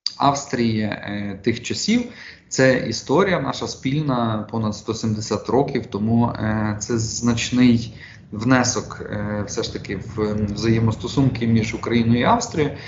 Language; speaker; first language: Ukrainian; native; Ukrainian